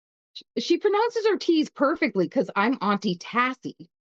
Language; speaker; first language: English; native; English